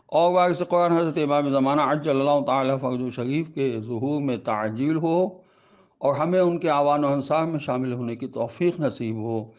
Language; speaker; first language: Urdu; native; Urdu